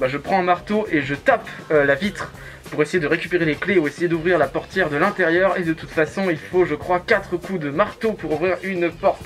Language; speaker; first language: French; native; French